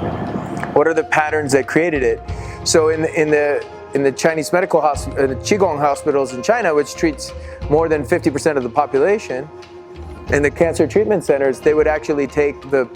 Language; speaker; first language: English; native; English